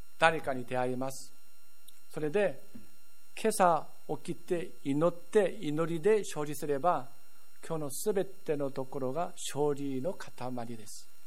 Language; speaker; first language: Japanese; non-native, fluent; Korean